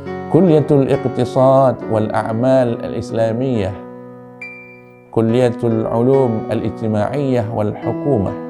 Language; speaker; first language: Arabic; non-native, fluent; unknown